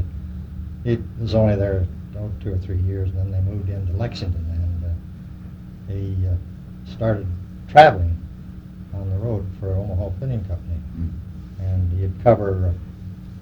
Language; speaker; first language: English; native; English